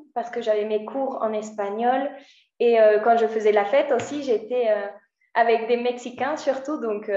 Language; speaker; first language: Spanish; non-native, fluent; French